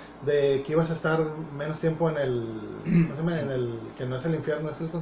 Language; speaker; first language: Spanish; native; Spanish